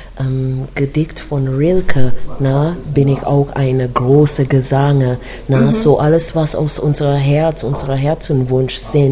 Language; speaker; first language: German; non-native, learner; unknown